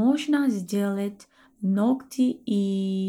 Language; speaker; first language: Russian; non-native, learner; English